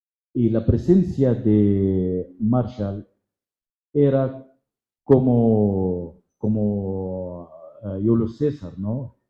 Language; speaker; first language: Spanish; non-native, fluent; Arabic